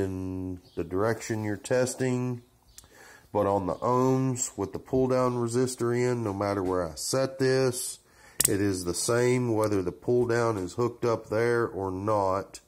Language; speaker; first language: English; native; English